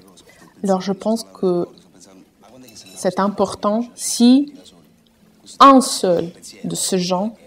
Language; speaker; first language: French; non-native, fluent; Italian